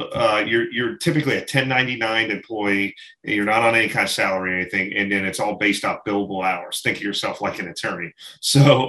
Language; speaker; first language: English; native; English